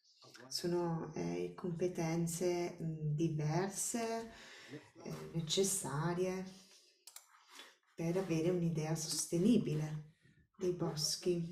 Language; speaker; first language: Italian; non-native, fluent; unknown